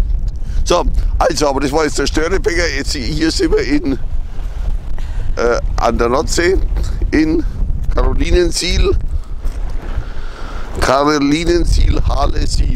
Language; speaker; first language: German; native; German